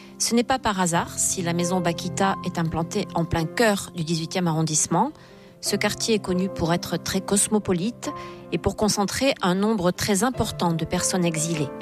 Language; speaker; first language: French; native; French